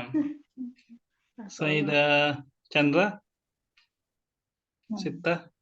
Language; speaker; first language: Arabic; non-native, fluent; Indonesian